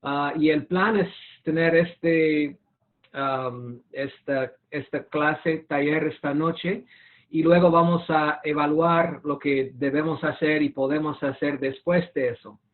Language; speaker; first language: Spanish; non-native, fluent; English